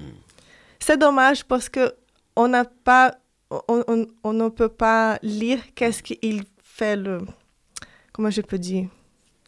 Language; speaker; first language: French; non-native, fluent; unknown